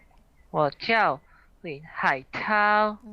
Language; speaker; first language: Chinese; non-native, learner; Indonesian